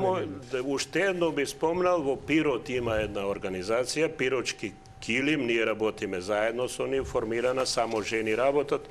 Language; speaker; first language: Macedonian; native; Macedonian